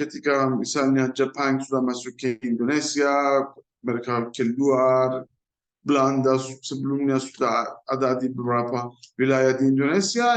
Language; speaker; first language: Indonesian; non-native, fluent; Persian